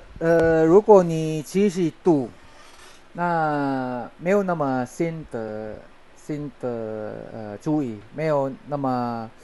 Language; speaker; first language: Chinese; non-native, learner; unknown